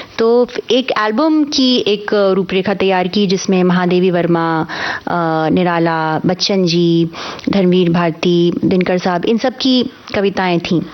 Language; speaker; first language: Hindi; native; Hindi